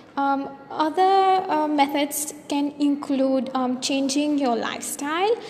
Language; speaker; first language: English; non-native, local second language; Morisyen